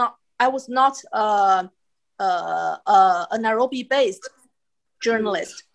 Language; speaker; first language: English; non-native, fluent; Chinese